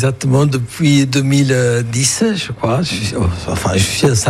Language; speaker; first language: French; non-native, fluent; Italian